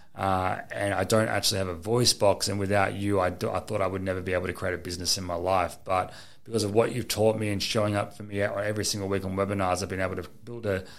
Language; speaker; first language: English; native; English